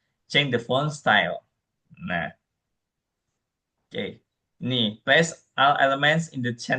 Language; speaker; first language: English; non-native, fluent; Indonesian